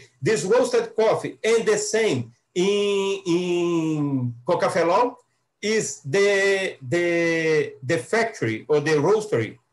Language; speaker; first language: English; non-native, learner; Portuguese